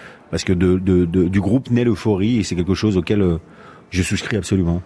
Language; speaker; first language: French; native; French